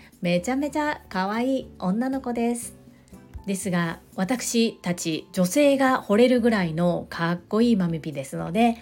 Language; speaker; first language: Japanese; native; Japanese